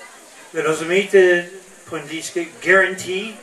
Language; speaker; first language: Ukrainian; early bilingual, heritage; Ukrainian